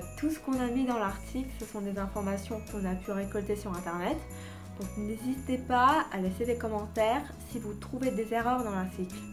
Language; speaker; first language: French; non-native, fluent; Vietnamese